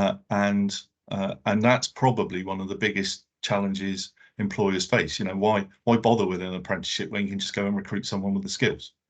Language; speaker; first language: English; native; English